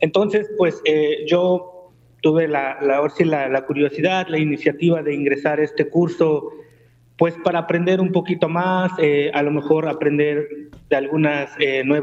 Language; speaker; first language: Spanish; non-native, local second language; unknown